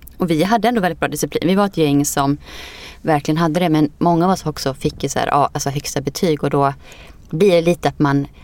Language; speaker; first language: Swedish; early bilingual, other home language; Icelandic